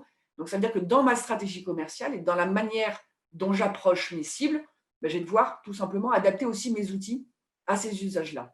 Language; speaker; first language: French; native; French